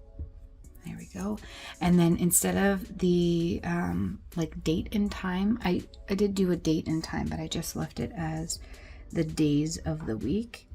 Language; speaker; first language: English; native; English